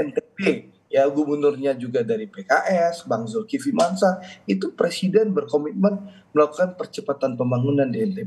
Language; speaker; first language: Indonesian; native; Indonesian